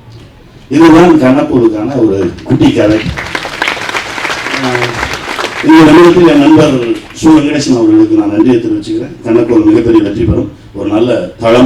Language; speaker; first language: Tamil; native; Tamil